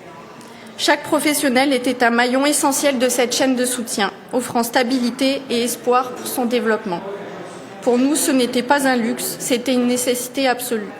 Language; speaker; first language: French; native; French